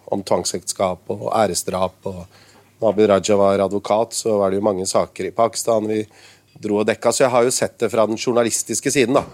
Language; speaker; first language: Norwegian; early bilingual, other home language; Urdu